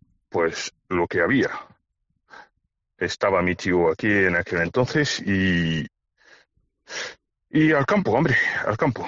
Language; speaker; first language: Spanish; non-native, fluent; Bulgarian